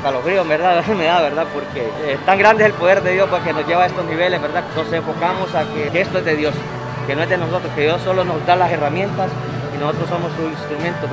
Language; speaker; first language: Spanish; native; Spanish